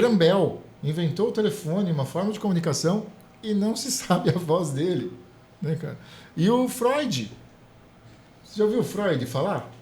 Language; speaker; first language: Portuguese; native; Portuguese